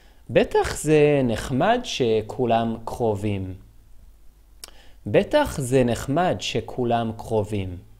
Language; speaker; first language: Hebrew; non-native, fluent; English